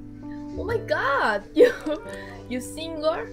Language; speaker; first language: English; non-native, learner; Russian